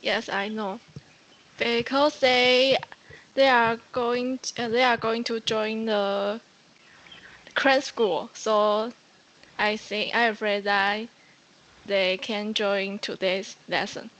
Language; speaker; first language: English; non-native, learner; Chinese